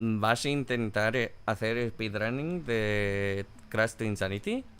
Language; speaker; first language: Spanish; non-native, learner; English